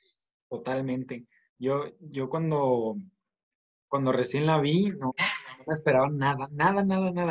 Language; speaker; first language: Spanish; native; Spanish